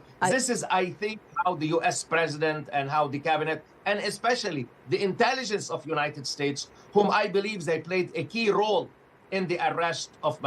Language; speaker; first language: English; non-native, fluent; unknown